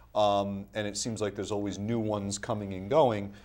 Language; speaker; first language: English; native; English